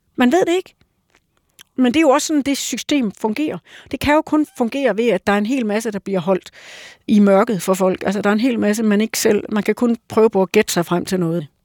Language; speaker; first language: Danish; native; Danish